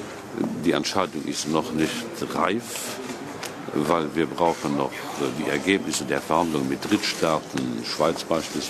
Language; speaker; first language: German; non-native, local second language; Luxembourgish